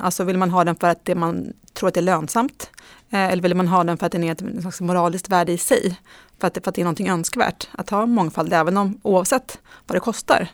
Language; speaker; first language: Swedish; native; Swedish